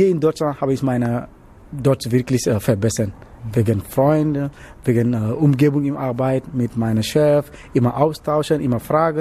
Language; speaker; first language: German; non-native, learner; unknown